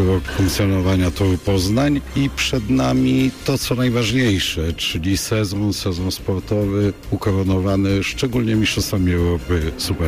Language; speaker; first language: Polish; native; Polish